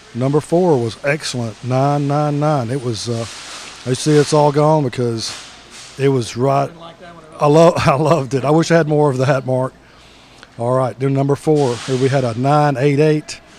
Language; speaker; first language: English; native; English